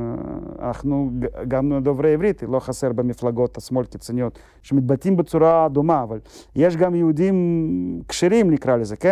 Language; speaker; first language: Hebrew; non-native, fluent; Russian